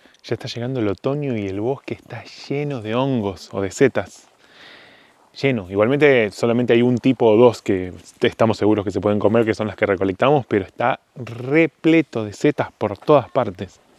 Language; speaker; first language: Spanish; native; Spanish